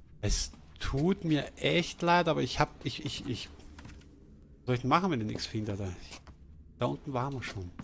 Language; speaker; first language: German; native; German